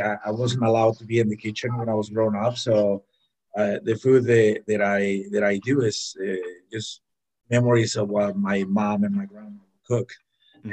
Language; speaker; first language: English; non-native, fluent; Spanish